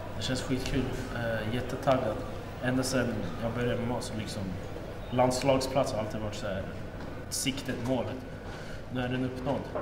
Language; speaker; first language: Swedish; early bilingual, other home language; Russian